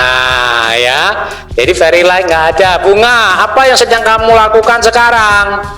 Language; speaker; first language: Indonesian; native; Indonesian